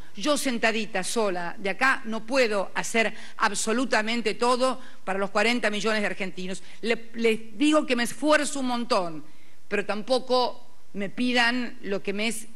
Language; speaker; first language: Spanish; native; Spanish